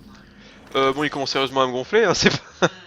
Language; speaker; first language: French; native; French